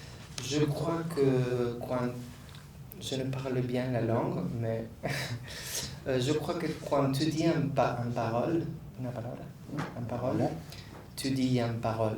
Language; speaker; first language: French; non-native, learner; Spanish